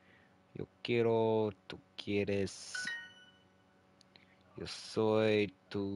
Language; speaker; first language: Spanish; non-native, learner; English